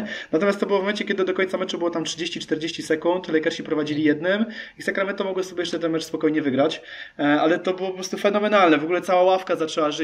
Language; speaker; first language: Polish; native; Polish